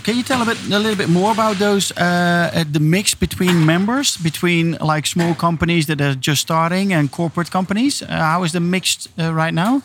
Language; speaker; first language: English; non-native, fluent; Dutch